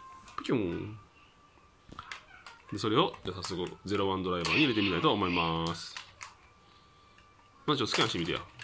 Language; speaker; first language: Japanese; native; Japanese